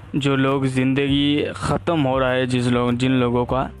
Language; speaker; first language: Hindi; native; Hindi